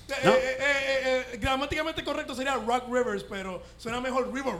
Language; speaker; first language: Spanish; native; Spanish